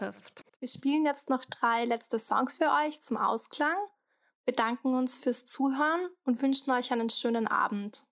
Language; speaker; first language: German; native; German